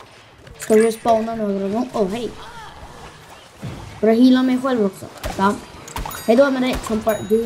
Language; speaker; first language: Swedish; early bilingual, other home language; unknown